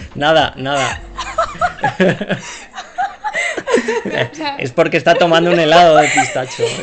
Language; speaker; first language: Spanish; native; Spanish